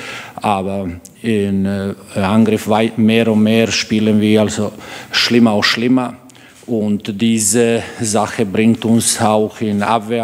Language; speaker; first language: German; non-native, learner; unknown